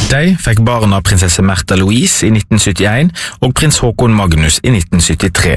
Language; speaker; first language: Norwegian; native; Norwegian